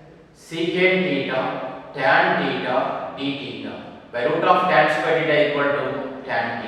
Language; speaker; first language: English; non-native, local second language; Kannada